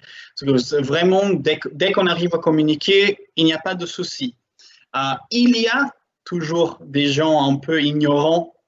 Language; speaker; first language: French; non-native, fluent; Portuguese